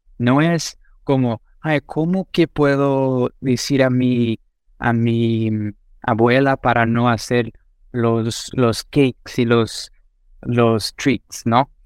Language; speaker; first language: Spanish; non-native, fluent; Portuguese